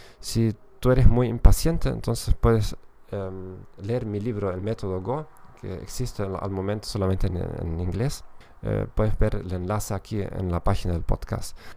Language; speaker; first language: Spanish; non-native, fluent; German